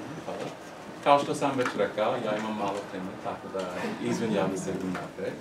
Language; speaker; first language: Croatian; non-native, learner; English